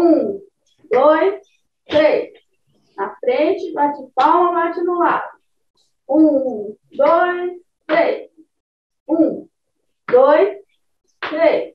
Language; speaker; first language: Portuguese; native; Portuguese